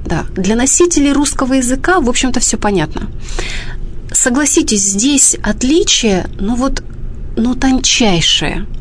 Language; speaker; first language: Russian; native; Russian